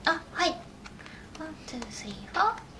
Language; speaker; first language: Japanese; native; Japanese